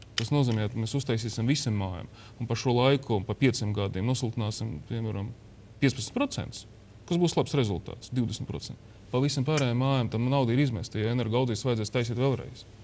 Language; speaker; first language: Latvian; non-native, local second language; Russian